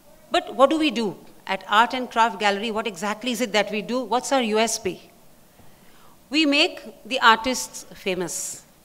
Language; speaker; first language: English; non-native, local second language; Marathi